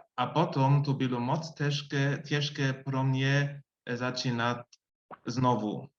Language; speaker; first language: Czech; non-native, learner; German